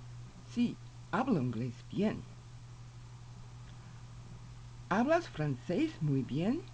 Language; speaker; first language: Spanish; non-native, fluent; English